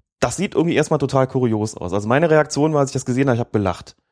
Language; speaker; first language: German; native; German